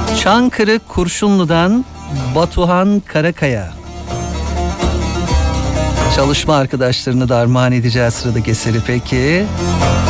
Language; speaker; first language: Turkish; native; Turkish